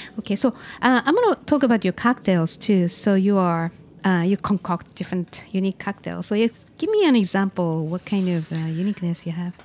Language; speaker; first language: English; non-native, fluent; Japanese